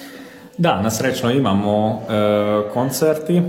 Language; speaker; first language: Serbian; non-native, local second language; Hungarian